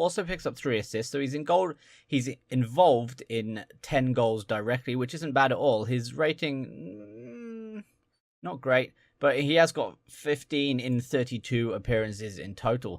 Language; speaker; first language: English; native; English